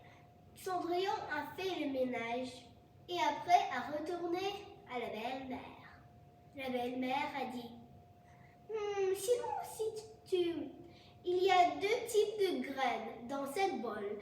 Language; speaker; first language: French; non-native, learner; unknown